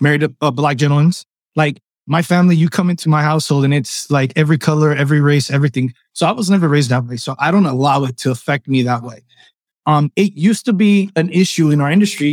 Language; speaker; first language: English; early bilingual, other home language; Spanish